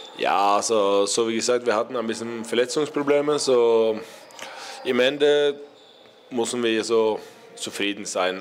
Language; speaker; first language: German; non-native, learner; Norwegian